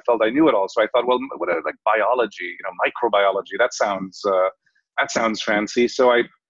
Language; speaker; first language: English; native; English